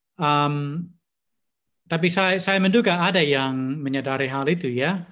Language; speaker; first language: Indonesian; non-native, fluent; English